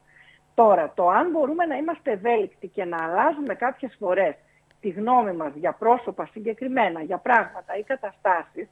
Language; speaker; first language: Greek; native; Greek